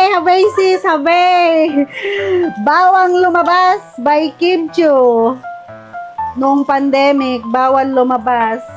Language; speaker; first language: Filipino; non-native, local second language; Iloko